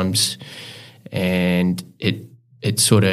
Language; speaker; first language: English; native; English